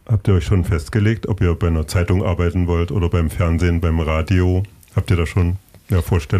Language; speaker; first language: German; native; German